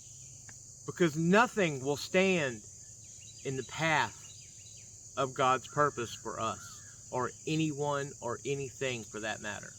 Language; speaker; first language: English; native; English